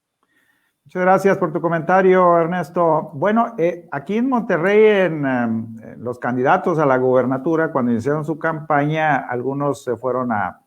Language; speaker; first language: Spanish; native; Spanish